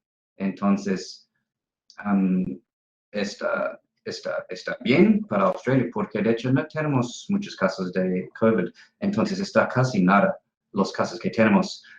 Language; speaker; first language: Spanish; non-native, fluent; English